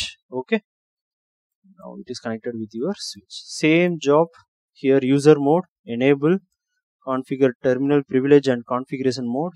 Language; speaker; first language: English; non-native, local second language; Tamil